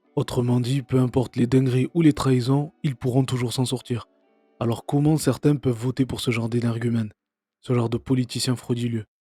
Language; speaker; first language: French; native; French